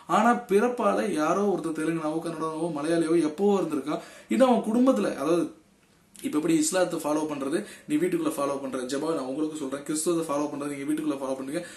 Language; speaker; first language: Tamil; non-native, local second language; Telugu